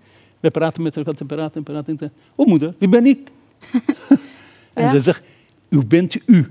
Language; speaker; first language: Dutch; non-native, fluent; Persian